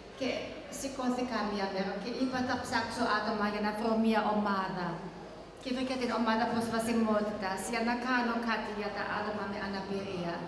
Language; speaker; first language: Greek; non-native, fluent; German